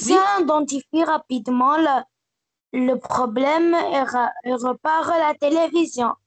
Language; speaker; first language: French; non-native, learner; Arabic